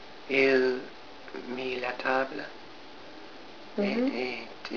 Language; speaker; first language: French; non-native, learner; English